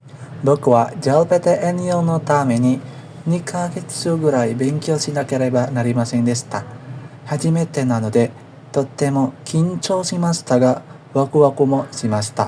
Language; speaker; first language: Japanese; non-native, learner; Indonesian